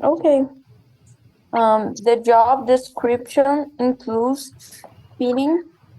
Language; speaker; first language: English; non-native, learner; Portuguese